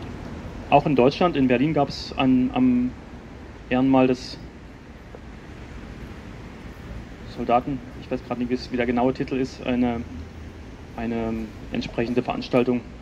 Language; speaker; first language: German; native; German